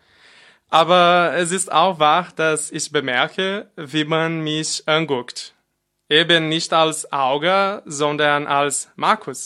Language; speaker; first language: German; non-native, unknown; Portuguese